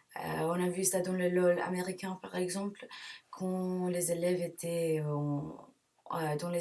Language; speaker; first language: French; non-native, learner; English